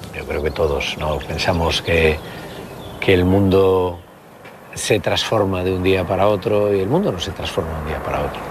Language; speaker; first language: Spanish; native; Spanish